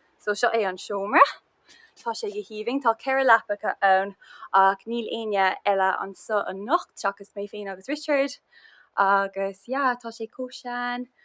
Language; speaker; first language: Irish; native; Irish